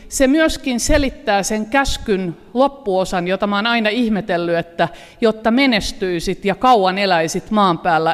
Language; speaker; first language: Finnish; native; Finnish